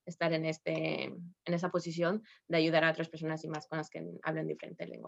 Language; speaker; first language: Spanish; early bilingual, heritage; Spanish